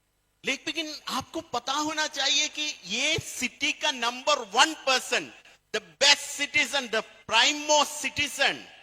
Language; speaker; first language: Hindi; non-native, local second language; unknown